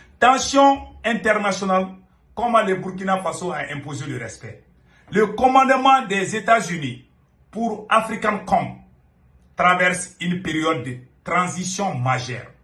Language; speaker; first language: French; non-native, local second language; Bambara